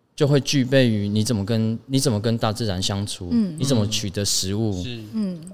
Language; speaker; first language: Chinese; non-native, local second language; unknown